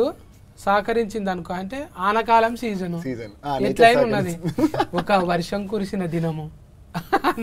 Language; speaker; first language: Telugu; native; Telugu